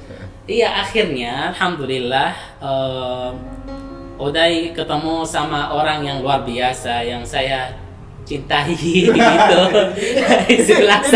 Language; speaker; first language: Indonesian; non-native, fluent; Arabic